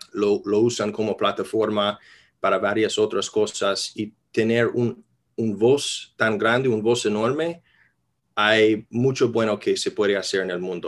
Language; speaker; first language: Spanish; non-native, fluent; English